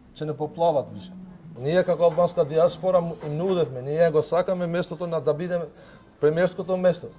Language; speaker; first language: Macedonian; non-native, local second language; Albanian